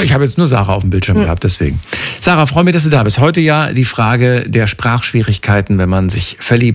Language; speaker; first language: German; native; German